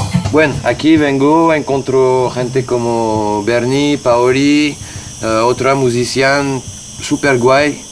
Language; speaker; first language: Spanish; non-native, learner; French